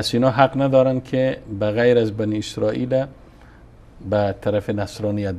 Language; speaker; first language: Persian; native; Persian